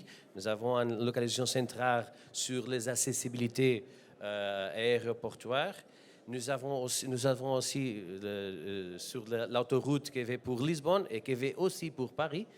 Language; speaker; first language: French; non-native, learner; Portuguese